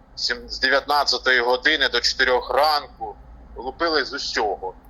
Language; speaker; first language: Ukrainian; non-native, local second language; Russian